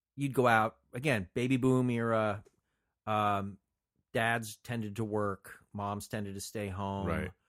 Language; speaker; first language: English; native; English